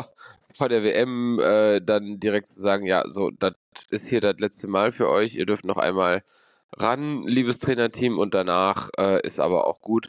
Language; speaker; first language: German; native; German